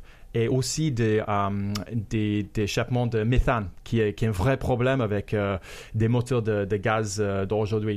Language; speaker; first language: French; non-native, fluent; English